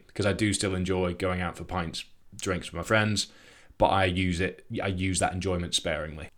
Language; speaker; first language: English; native; English